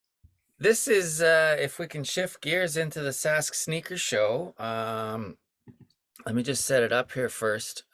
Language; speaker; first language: English; native; English